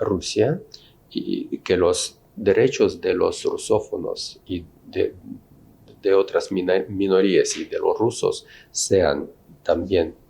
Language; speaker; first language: Spanish; non-native, fluent; Russian